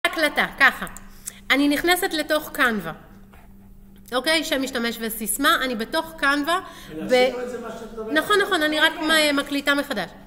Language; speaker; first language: Hebrew; native; Hebrew